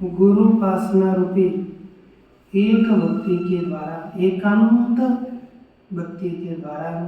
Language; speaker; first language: Hindi; non-native, local second language; Marathi